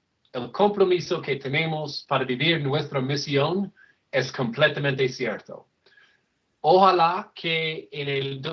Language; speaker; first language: Spanish; non-native, fluent; English